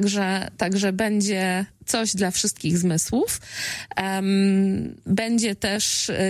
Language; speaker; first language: Polish; native; Polish